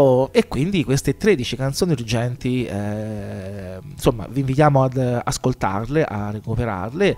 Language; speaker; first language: Italian; native; Italian